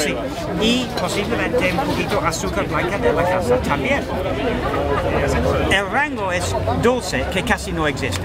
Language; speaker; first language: Spanish; non-native, fluent; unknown